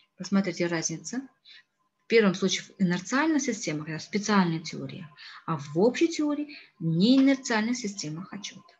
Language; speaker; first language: Russian; non-native, local second language; Kazakh